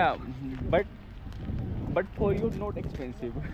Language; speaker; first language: English; non-native, learner; Hindi